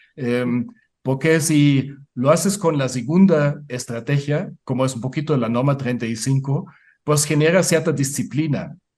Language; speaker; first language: Spanish; non-native, fluent; German